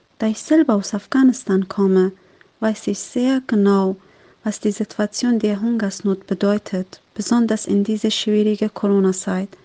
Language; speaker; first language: German; non-native, fluent; Persian